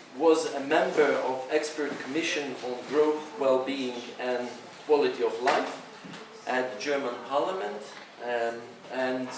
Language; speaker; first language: English; non-native, fluent; Lithuanian